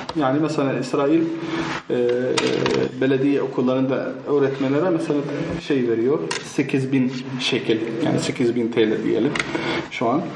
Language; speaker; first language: Turkish; non-native, fluent; Arabic